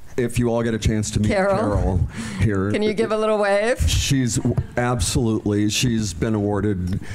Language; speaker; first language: English; native; English